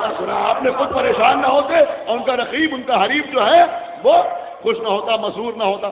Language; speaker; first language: Urdu; native; Urdu